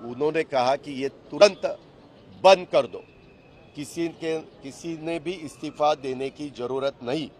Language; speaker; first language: Hindi; non-native, local second language; Marathi